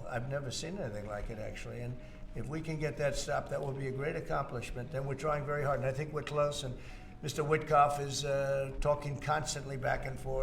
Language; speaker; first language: English; native; English